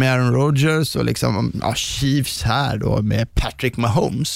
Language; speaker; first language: Swedish; native; Swedish